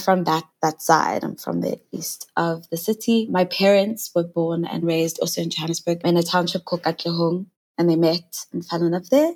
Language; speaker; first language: English; non-native, local second language; Southern Sotho